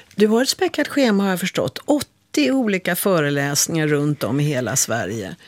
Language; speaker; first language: Swedish; native; Swedish